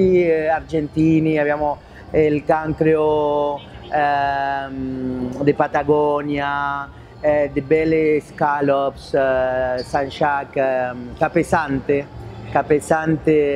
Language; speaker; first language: Italian; non-native, fluent; Spanish